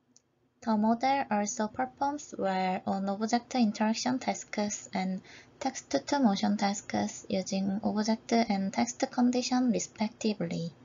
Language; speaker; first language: English; non-native, fluent; Korean